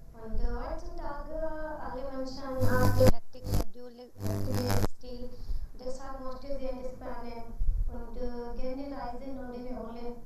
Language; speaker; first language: German; non-native, learner; Hindi